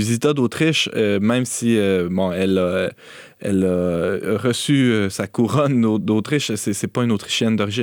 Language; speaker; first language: French; native; French